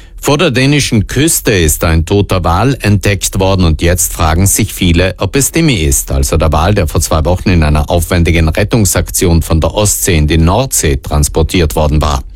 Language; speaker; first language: German; native; German